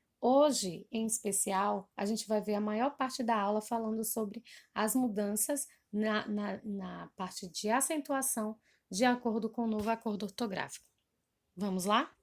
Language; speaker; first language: Portuguese; native; Portuguese